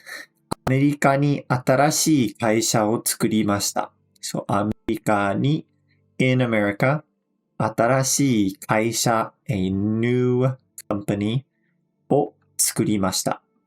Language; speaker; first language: Japanese; non-native, fluent; English